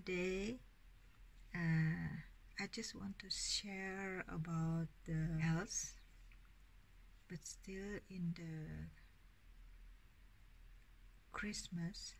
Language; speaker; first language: English; non-native, learner; Indonesian